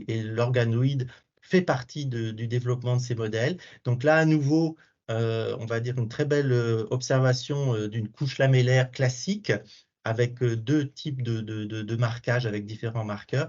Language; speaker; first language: French; native; French